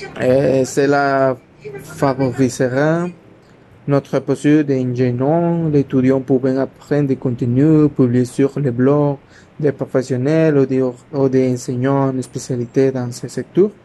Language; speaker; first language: French; non-native, learner; Spanish